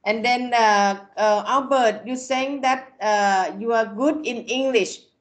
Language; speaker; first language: English; non-native, fluent; Thai